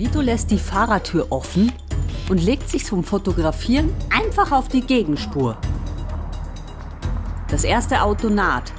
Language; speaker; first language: German; native; German